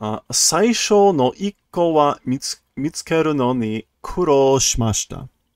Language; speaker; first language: Japanese; non-native, learner; English